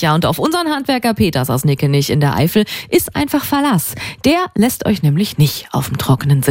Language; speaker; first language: German; native; German